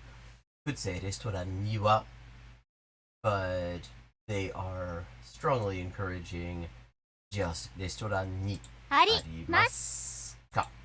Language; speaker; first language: Japanese; non-native, fluent; English